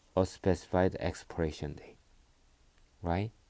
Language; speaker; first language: English; non-native, fluent; Korean